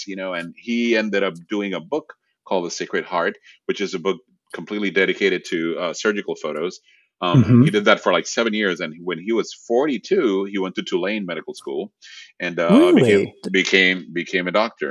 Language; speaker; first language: English; non-native, fluent; Spanish